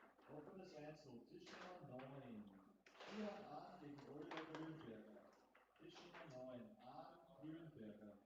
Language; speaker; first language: German; native; German